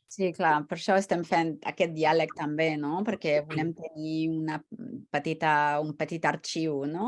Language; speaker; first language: Catalan; non-native, fluent; French